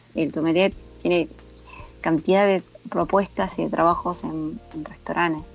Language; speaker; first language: Spanish; native; Spanish